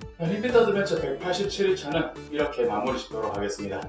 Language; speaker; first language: Korean; native; Korean